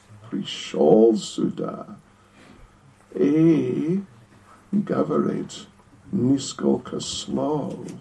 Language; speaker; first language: Russian; non-native, learner; English